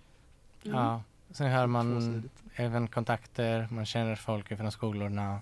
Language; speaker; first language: Swedish; non-native, fluent; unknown